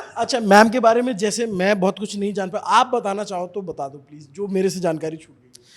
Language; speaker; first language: Hindi; native; Hindi